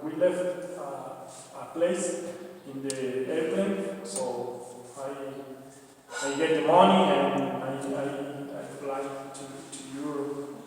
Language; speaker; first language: English; non-native, learner; Spanish